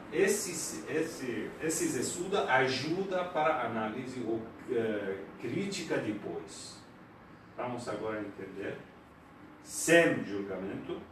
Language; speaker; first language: Portuguese; non-native, learner; Persian